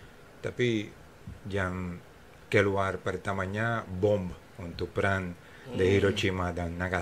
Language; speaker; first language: Indonesian; non-native, fluent; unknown